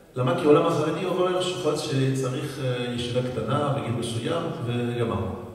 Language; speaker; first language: Hebrew; non-native, fluent; French